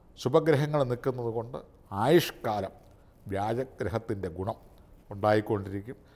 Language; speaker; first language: Malayalam; native; Malayalam